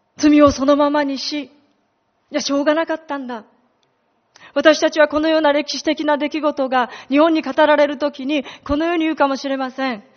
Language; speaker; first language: Japanese; native; Japanese